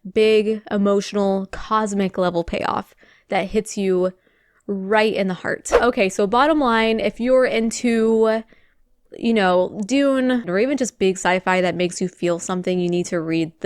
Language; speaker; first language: English; native; English